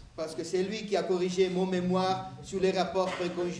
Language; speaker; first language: French; native; French